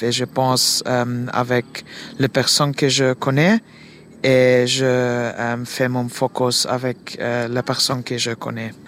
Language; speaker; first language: French; non-native, learner; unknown